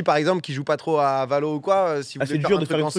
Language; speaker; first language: French; native; French